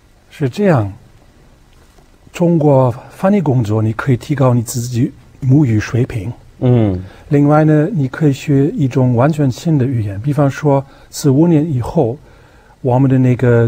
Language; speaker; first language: Chinese; non-native, fluent; German